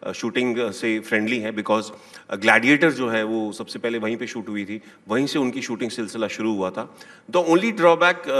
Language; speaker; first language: Hindi; native; Hindi